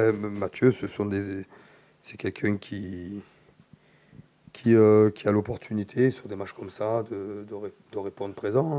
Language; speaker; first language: French; native; French